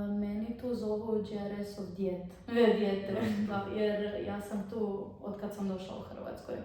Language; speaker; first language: Bosnian; early bilingual, other home language; Arabic